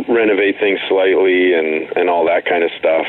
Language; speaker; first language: English; native; English